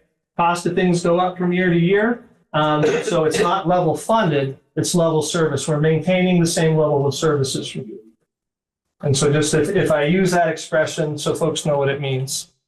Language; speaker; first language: English; native; English